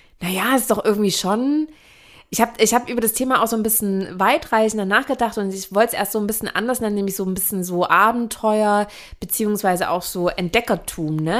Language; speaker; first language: German; native; German